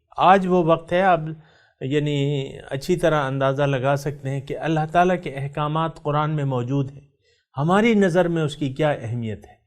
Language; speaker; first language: Urdu; non-native, local second language; Pashto